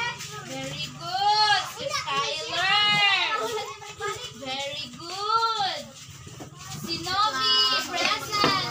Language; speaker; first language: English; non-native, local second language; Cebuano